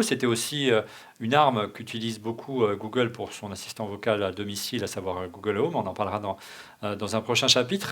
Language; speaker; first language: French; native; French